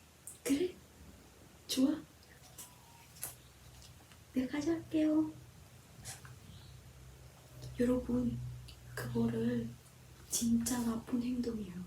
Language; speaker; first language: Korean; non-native, learner; Javanese